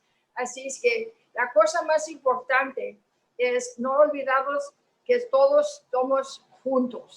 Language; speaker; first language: Spanish; early bilingual, heritage; Spanish